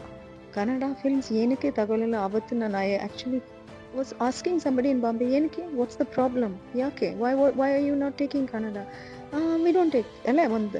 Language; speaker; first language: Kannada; non-native, learner; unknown